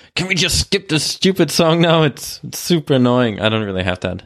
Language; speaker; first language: English; non-native, fluent; German